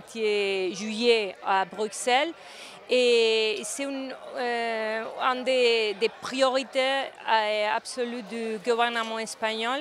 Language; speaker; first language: French; non-native, fluent; Spanish